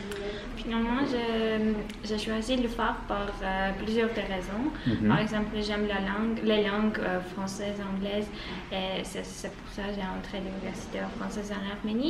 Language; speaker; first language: French; non-native, learner; Armenian